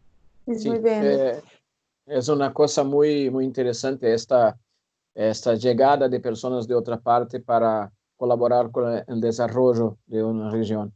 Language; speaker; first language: Spanish; non-native, fluent; Portuguese